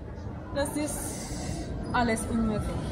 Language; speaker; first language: German; non-native, learner; Thai